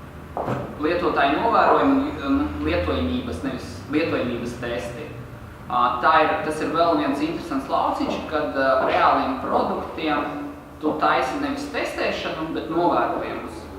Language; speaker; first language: Latvian; native; Latvian